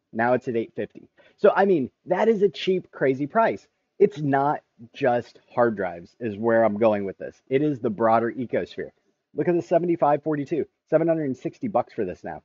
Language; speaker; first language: English; native; English